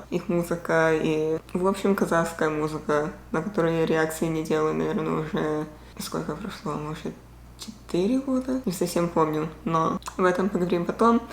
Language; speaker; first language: Russian; early bilingual, heritage; Russian